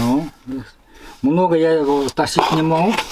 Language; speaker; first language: Russian; non-native, local second language; Yakut